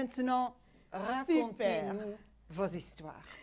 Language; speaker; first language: French; non-native, local second language; Dutch